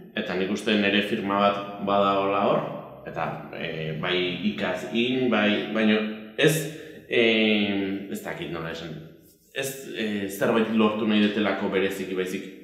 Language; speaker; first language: Basque; native; Basque